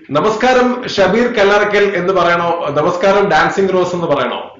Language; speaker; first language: Malayalam; native; Malayalam